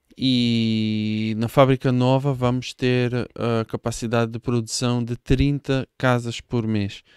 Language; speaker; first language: Portuguese; non-native, fluent; Hebrew